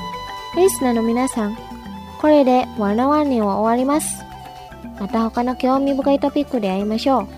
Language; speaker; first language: Japanese; non-native, fluent; Indonesian